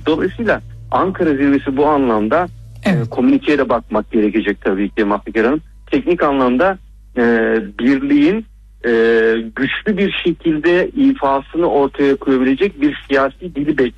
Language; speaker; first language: Turkish; native; Turkish